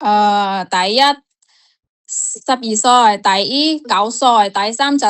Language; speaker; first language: Cantonese; non-native, learner; Indonesian